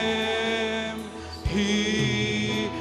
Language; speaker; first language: Spanish; native; Spanish